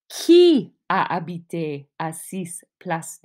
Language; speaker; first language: French; non-native, fluent; English